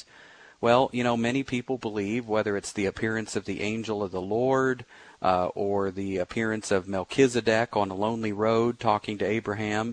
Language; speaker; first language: English; native; English